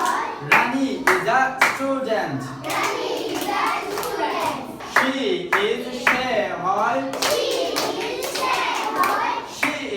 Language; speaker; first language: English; non-native, fluent; Bangla